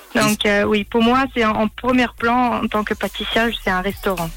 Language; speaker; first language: French; early bilingual, heritage; German